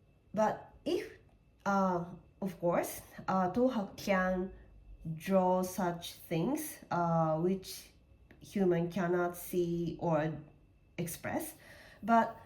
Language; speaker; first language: English; non-native, learner; Japanese